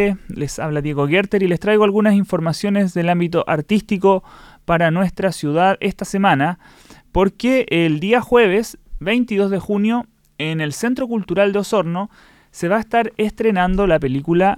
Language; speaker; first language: Spanish; native; Spanish